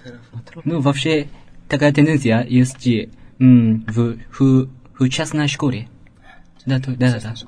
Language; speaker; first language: Russian; non-native, learner; Japanese